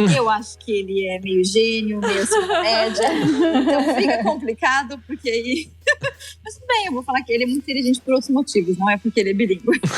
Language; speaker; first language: Portuguese; native; Portuguese